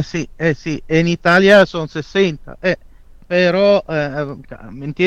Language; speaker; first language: Spanish; non-native, fluent; Italian